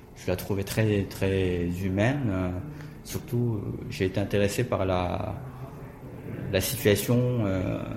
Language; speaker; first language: French; non-native, fluent; Korean